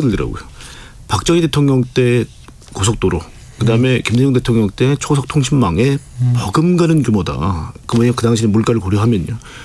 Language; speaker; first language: Korean; native; Korean